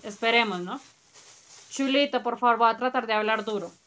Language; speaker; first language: Spanish; native; Spanish